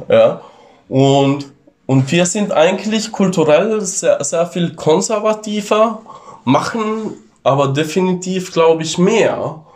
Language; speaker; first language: German; non-native, fluent; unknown